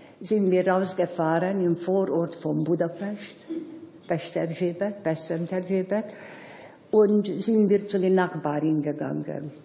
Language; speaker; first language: German; non-native, fluent; Hungarian